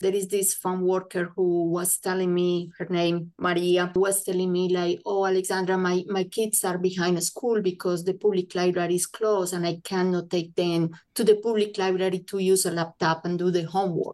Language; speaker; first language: English; non-native, fluent; Spanish